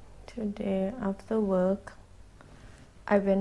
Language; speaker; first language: English; non-native, learner; Thai